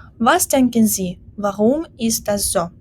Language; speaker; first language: German; non-native, fluent; Ukrainian